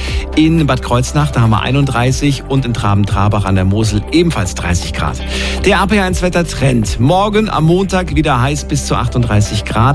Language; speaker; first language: German; native; German